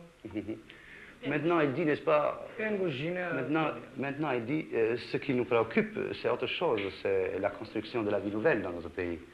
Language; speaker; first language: French; non-native, fluent; Albanian